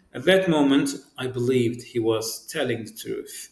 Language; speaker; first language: English; non-native, fluent; Turkish